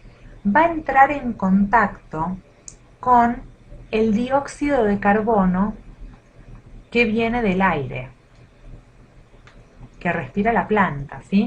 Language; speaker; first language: Spanish; native; Spanish